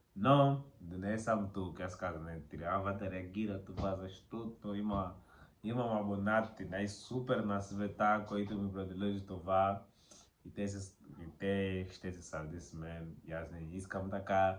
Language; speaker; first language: Bulgarian; non-native, learner; Portuguese